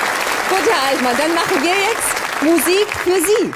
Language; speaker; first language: German; native; German